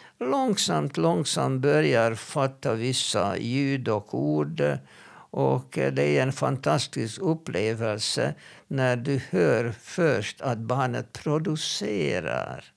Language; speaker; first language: Swedish; non-native, fluent; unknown